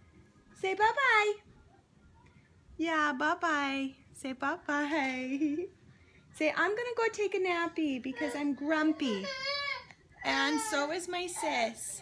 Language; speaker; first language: English; native; English